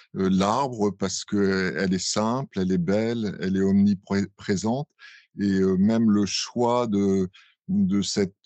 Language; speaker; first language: French; native; French